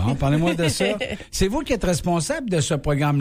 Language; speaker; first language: French; native; French